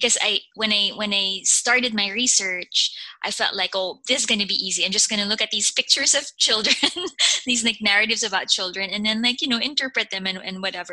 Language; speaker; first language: English; non-native, local second language; Filipino